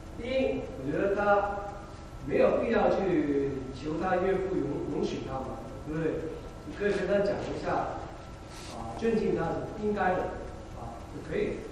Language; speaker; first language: Chinese; non-native, local second language; Cantonese